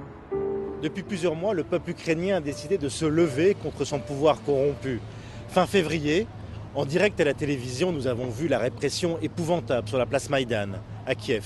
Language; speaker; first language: French; native; French